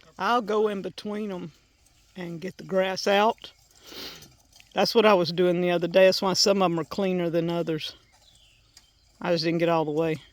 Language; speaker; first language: English; native; English